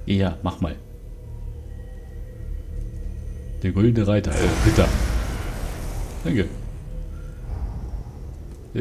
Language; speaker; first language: German; native; German